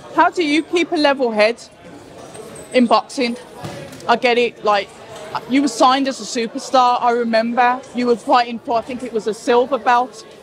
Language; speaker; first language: English; native; English